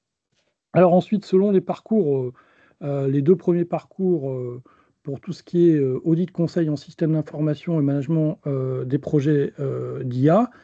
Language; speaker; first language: French; native; French